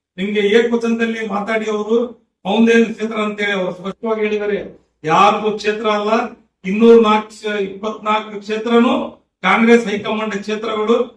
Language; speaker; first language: Kannada; non-native, local second language; Urdu